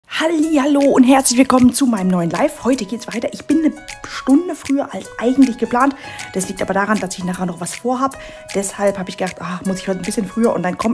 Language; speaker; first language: German; native; German